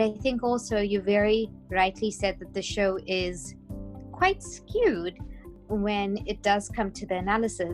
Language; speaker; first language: English; native; English